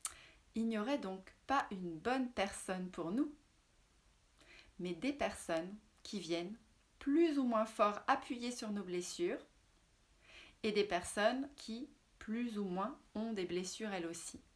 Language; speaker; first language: French; native; French